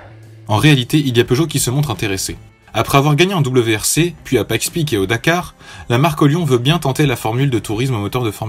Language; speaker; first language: French; native; French